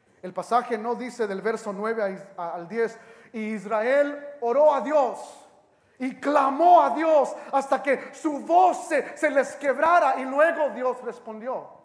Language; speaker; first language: Spanish; early bilingual, heritage; Spanish